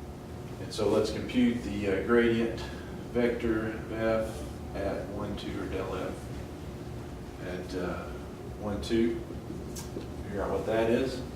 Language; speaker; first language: English; native; English